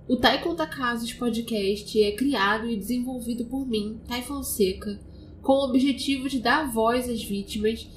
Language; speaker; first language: Portuguese; native; Portuguese